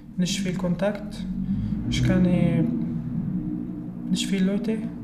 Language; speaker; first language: German; non-native, learner; Arabic